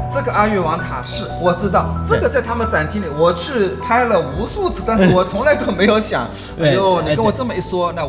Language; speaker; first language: Chinese; native; Chinese